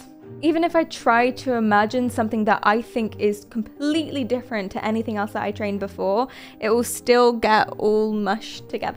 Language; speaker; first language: English; native; English